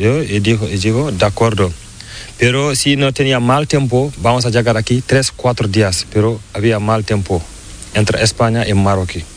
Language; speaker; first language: Spanish; non-native, learner; Fula